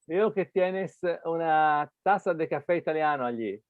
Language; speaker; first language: Spanish; non-native, fluent; Italian